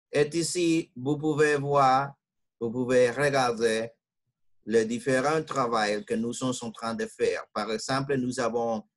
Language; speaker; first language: French; non-native, learner; Spanish